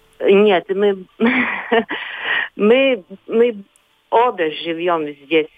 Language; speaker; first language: Russian; non-native, local second language; Latvian